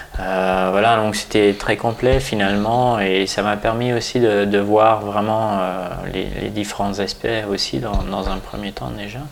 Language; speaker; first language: French; non-native, fluent; Dutch